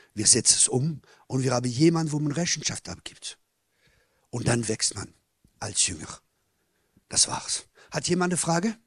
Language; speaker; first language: German; non-native, fluent; French